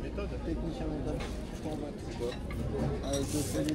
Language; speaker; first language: French; non-native, fluent; German